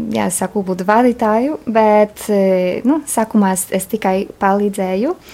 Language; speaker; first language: Latvian; non-native, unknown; Polish